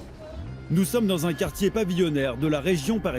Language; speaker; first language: French; native; French